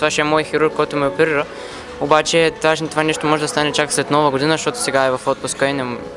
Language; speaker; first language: Bulgarian; native; Bulgarian